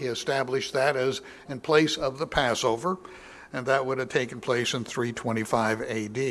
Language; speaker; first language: English; native; English